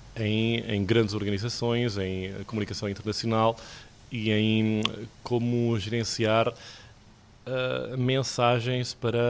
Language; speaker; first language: Portuguese; early bilingual, heritage; Portuguese